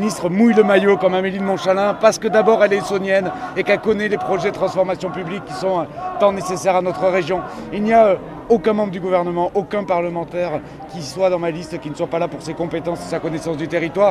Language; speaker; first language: French; native; French